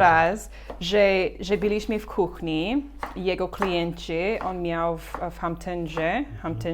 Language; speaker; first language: Polish; non-native, learner; English